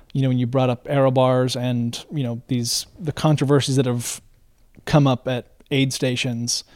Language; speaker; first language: English; native; English